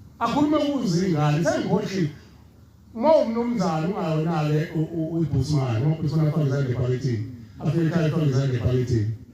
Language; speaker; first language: Zulu; native; Zulu